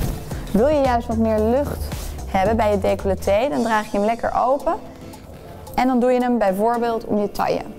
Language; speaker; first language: Dutch; native; Dutch